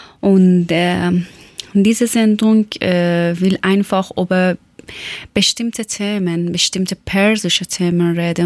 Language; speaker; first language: German; non-native, learner; Persian